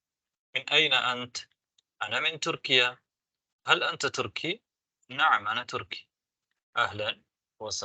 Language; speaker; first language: Arabic; non-native, fluent; Tamil